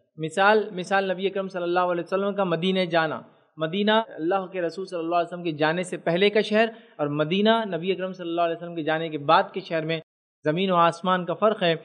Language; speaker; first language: Urdu; native; Urdu